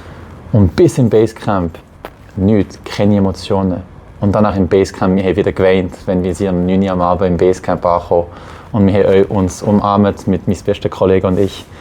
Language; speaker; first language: German; non-native, local second language; French